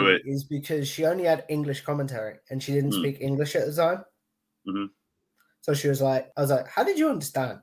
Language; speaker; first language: English; native; English